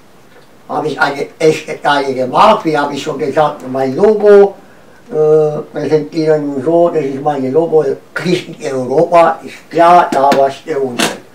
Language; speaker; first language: German; non-native, learner; Romanian